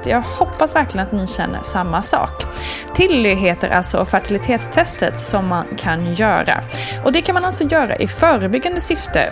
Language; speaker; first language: Swedish; native; Swedish